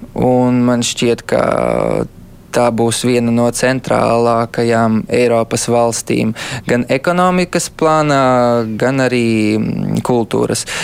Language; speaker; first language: Latvian; early bilingual, heritage; Latvian